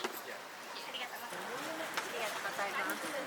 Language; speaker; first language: Japanese; native; Japanese